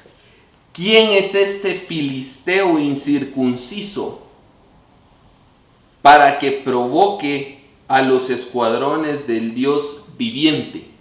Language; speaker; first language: Spanish; native; Spanish